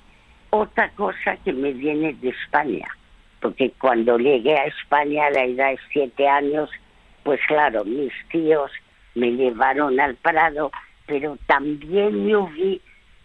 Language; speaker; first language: Spanish; non-native, fluent; French